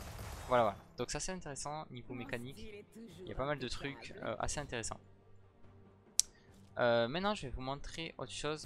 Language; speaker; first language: French; native; French